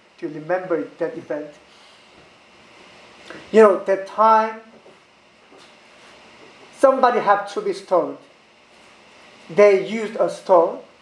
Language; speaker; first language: English; non-native, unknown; Korean